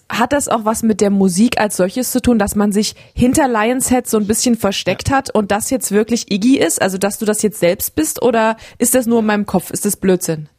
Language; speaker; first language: German; native; German